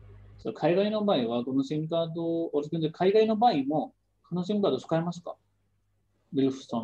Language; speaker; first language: Japanese; non-native, fluent; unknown